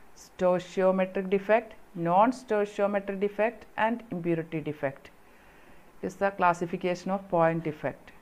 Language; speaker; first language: English; non-native, local second language; Malayalam